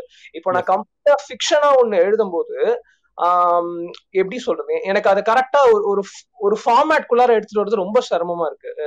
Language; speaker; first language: Tamil; native; Tamil